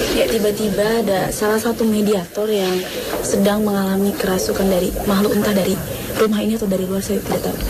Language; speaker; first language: Indonesian; native; Indonesian